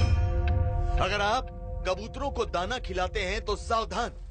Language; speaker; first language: Hindi; native; Hindi